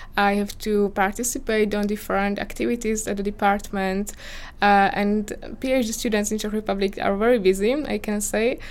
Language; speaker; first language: English; non-native, fluent; Slovak